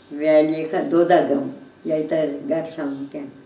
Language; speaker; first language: Hebrew; non-native, learner; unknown